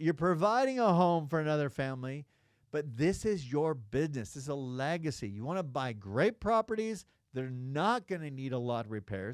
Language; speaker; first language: English; native; English